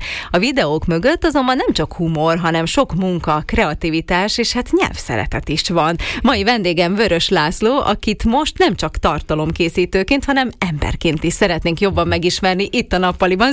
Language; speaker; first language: Hungarian; native; Hungarian